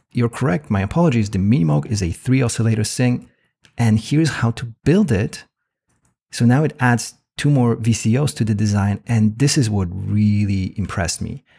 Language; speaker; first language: English; non-native, fluent; Polish